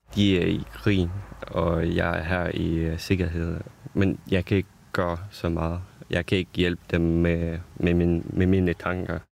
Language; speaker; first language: Danish; non-native, fluent; Ukrainian